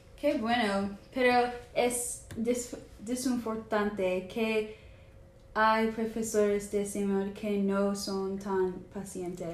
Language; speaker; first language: Spanish; non-native, learner; English